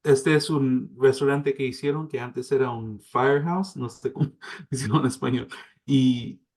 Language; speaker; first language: Spanish; early bilingual, heritage; English